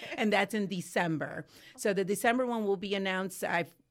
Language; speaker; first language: English; native; English